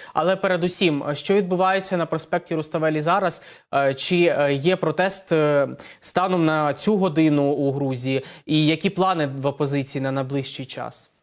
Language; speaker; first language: Ukrainian; native; Ukrainian